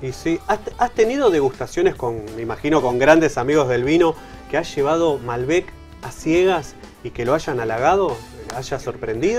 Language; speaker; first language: Spanish; native; Spanish